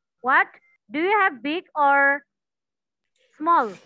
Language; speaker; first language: English; non-native, learner; Indonesian